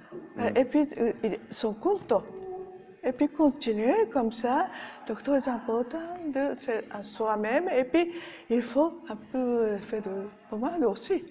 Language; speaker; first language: French; non-native, learner; Japanese